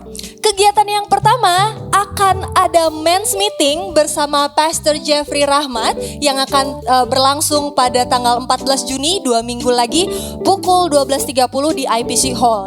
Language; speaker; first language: Indonesian; native; Indonesian